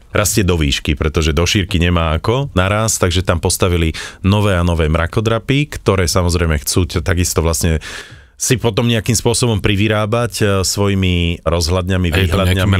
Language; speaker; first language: Slovak; native; Slovak